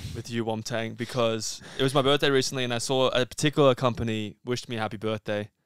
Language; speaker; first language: English; native; English